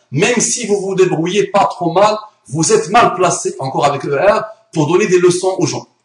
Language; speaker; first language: French; early bilingual, other home language; Arabic